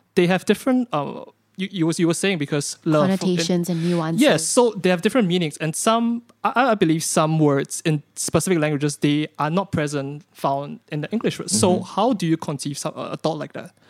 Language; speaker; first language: English; native; English